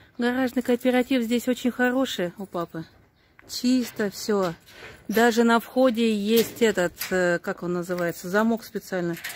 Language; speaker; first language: Russian; native; Russian